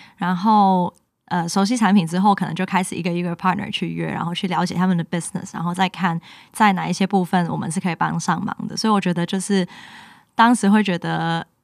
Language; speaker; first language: Chinese; non-native, local second language; Cantonese